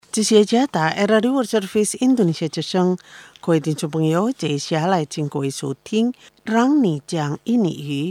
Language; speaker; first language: Chinese; non-native, fluent; Indonesian